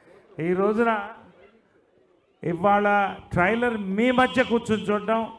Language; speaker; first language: Telugu; native; Telugu